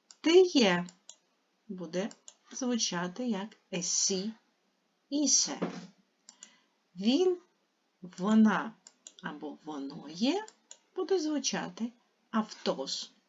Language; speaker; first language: Ukrainian; native; Ukrainian